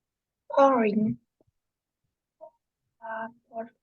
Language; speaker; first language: English; non-native, learner; Vietnamese